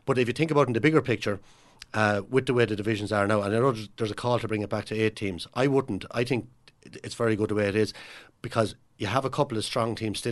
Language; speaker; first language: English; native; English